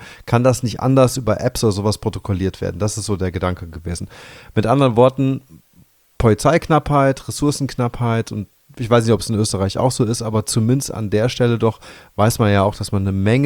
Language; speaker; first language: German; native; German